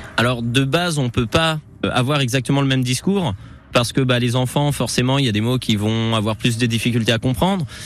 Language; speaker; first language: French; native; French